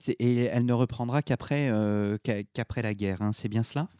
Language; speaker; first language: French; native; French